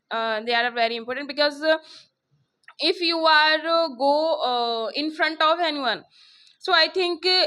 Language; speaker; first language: English; non-native, local second language; Hindi